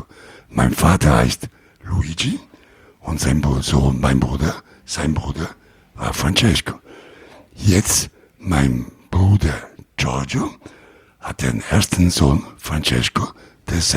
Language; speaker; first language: German; non-native, learner; Italian